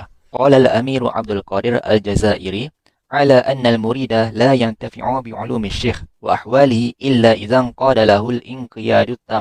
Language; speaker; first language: Arabic; non-native, learner; Malay